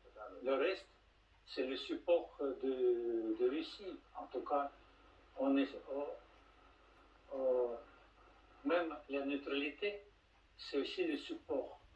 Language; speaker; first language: French; non-native, fluent; Russian